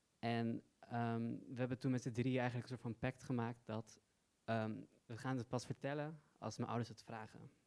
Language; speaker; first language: Dutch; early bilingual, other home language; Persian